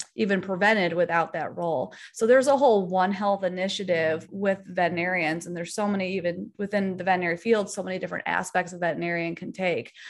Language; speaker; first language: English; native; English